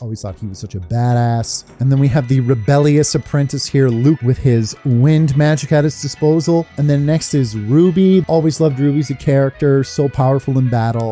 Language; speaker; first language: English; native; English